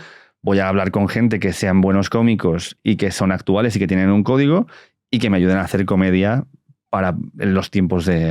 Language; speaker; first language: Spanish; native; Spanish